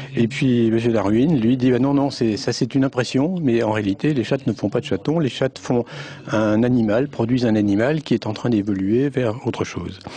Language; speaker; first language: French; native; French